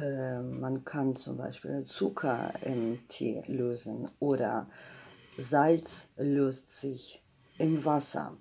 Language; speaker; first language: German; non-native, fluent; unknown